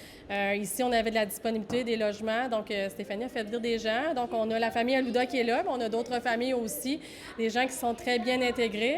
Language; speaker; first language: French; native; French